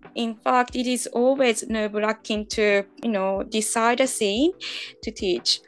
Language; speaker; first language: English; non-native, fluent; Japanese